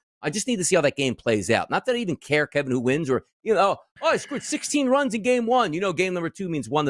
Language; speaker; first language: English; native; English